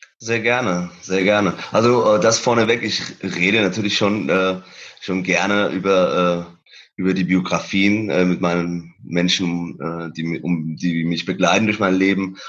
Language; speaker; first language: German; early bilingual, other home language; Persian